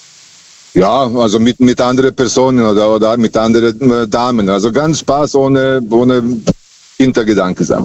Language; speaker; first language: German; native; German